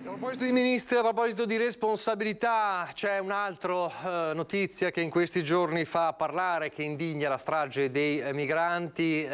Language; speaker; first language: Italian; native; Italian